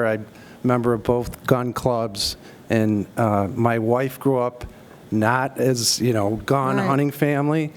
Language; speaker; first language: English; native; English